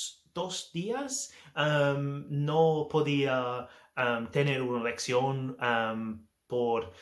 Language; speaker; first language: Spanish; non-native, learner; English